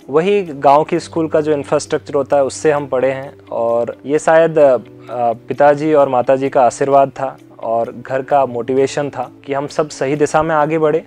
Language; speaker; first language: Hindi; native; Hindi